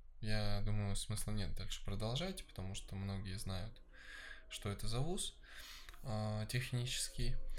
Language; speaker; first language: Russian; early bilingual, other home language; Armenian